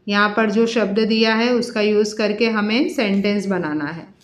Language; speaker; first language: Hindi; non-native, local second language; Marathi